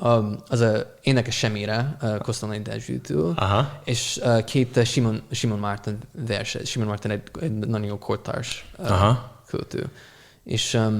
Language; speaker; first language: Hungarian; non-native, fluent; English